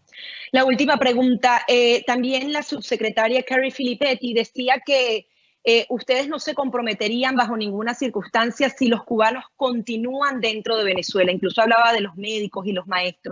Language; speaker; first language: Spanish; native; Spanish